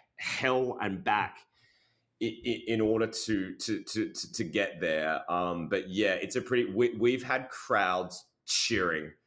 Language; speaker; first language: English; native; English